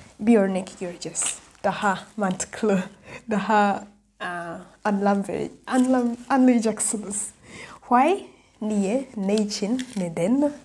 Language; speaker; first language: Turkish; non-native, fluent; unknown